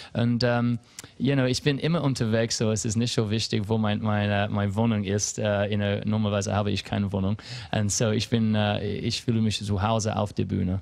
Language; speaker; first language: German; non-native, learner; English